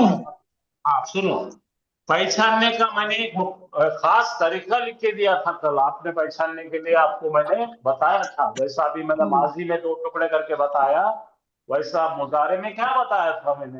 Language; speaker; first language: Hindi; native; Hindi